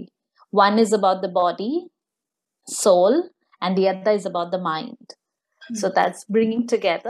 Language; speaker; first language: English; non-native, local second language; Bangla